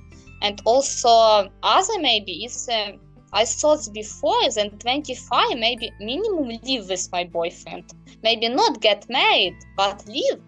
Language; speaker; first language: English; non-native, learner; Ukrainian